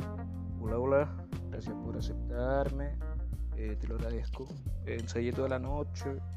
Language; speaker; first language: Spanish; native; Spanish